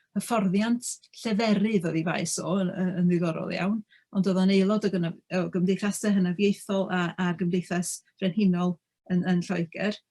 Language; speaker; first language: Welsh; native; Welsh